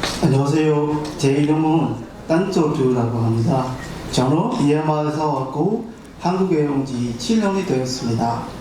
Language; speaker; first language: Korean; non-native, learner; Burmese